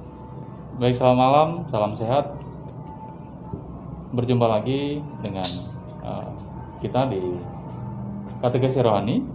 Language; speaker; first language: Indonesian; native; Indonesian